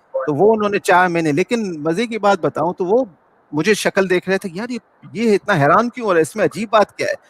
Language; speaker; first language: Urdu; non-native, local second language; Sindhi